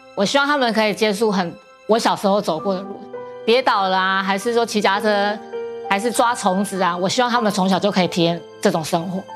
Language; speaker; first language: Chinese; native; Chinese